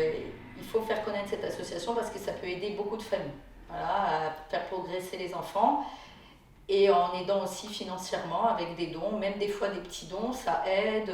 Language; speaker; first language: French; native; French